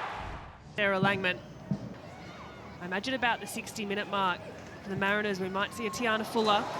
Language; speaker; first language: English; native; English